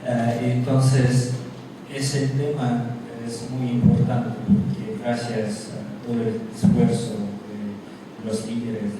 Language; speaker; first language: Spanish; non-native, fluent; Russian